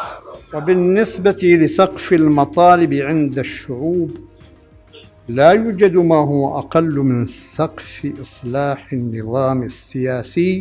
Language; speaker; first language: Arabic; native; Arabic